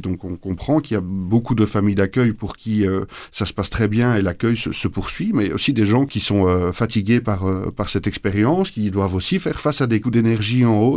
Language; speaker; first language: French; native; French